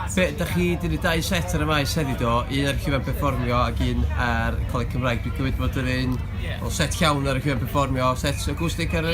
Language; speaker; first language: Welsh; native; Welsh